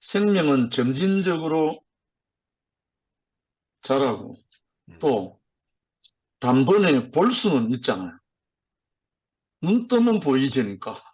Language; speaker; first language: Korean; native; Korean